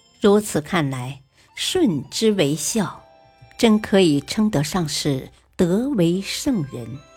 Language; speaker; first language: Chinese; native; Chinese